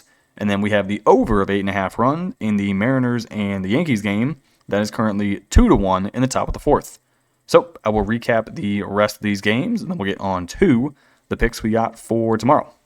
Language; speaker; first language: English; native; English